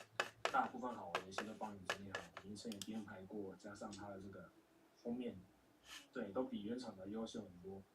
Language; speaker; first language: Chinese; native; Chinese